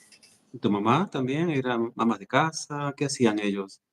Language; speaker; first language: Spanish; native; Spanish